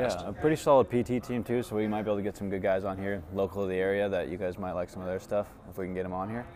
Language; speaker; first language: English; native; English